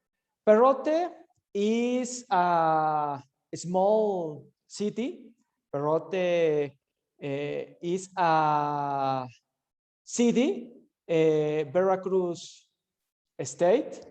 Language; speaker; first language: English; non-native, learner; Spanish